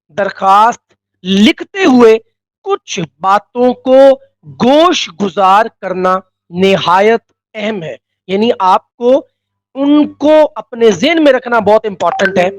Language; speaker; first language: Urdu; non-native, local second language; Punjabi